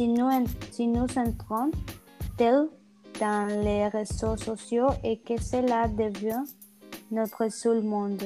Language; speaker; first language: French; non-native, learner; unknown